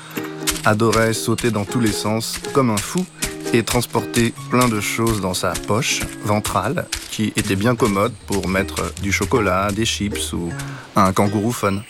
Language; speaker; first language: French; native; French